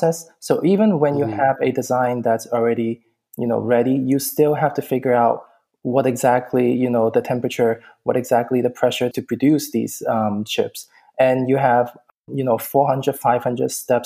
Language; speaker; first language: English; native; English